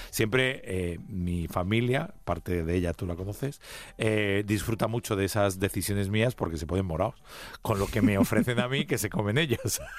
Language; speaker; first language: Spanish; early bilingual, heritage; Spanish